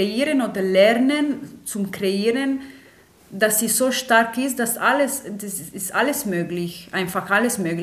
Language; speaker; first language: German; non-native, fluent; Romanian